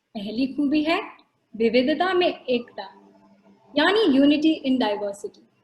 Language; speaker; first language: Hindi; non-native, local second language; Marathi